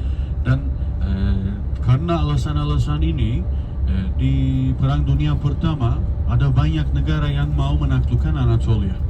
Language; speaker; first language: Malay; non-native, fluent; Turkish